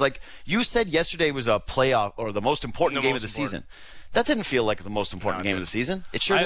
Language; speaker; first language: English; native; English